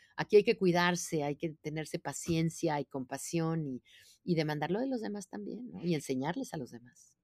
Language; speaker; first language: Spanish; native; Spanish